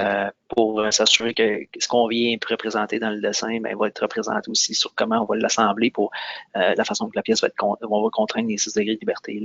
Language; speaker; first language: French; native; French